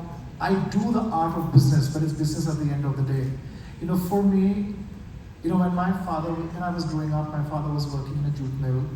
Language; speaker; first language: English; non-native, local second language; Bangla